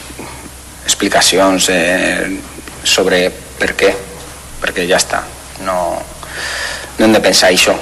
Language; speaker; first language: Catalan; non-native, learner; Spanish